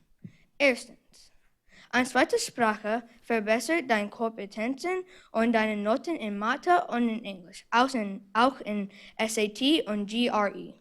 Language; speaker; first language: German; non-native, learner; English